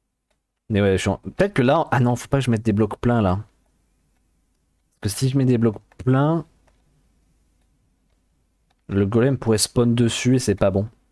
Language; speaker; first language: French; native; French